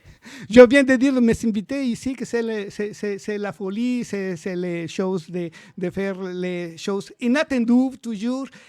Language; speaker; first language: French; non-native, learner; Spanish